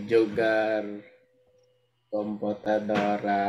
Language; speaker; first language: Spanish; non-native, learner; Filipino